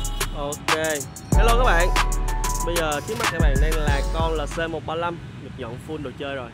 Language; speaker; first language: Vietnamese; native; Vietnamese